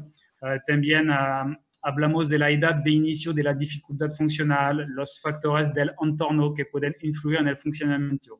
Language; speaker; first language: Spanish; non-native, fluent; French